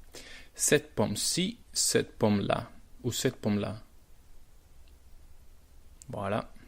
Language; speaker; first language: French; non-native, learner; Spanish